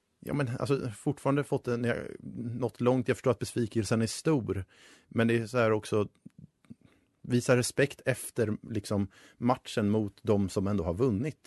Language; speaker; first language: Swedish; native; Swedish